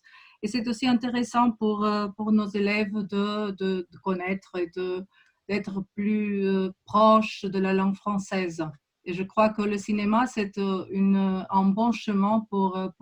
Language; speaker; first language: French; non-native, fluent; Portuguese